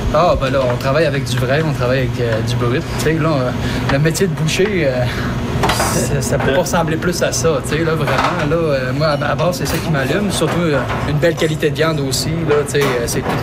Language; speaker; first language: French; native; French